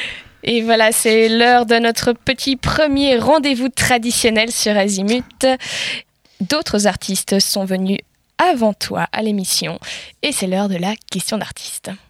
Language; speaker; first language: French; native; French